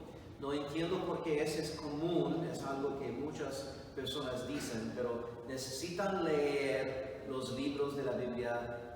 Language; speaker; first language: Spanish; non-native, fluent; English